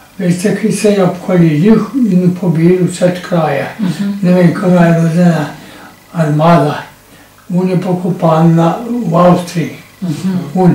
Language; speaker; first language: Slovenian; native; Slovenian